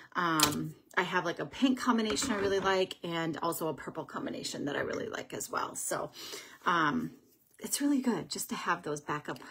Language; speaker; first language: English; native; English